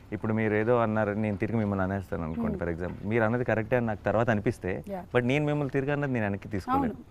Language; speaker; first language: Telugu; native; Telugu